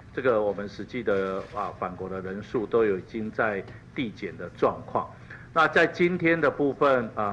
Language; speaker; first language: Chinese; native; Chinese